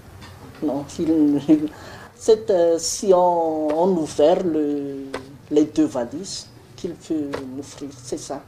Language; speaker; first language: French; non-native, local second language; Malagasy